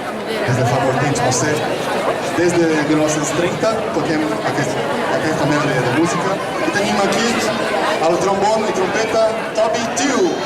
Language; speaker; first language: Catalan; non-native, learner; Portuguese